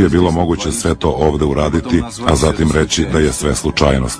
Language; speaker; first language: Serbian; native; Serbian